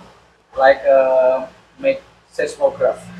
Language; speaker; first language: English; non-native, local second language; Indonesian